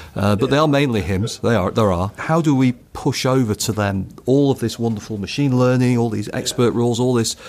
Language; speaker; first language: English; native; English